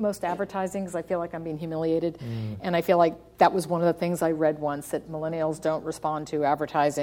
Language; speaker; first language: English; native; English